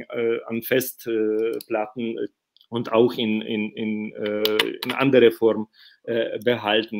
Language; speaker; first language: German; non-native, fluent; Ukrainian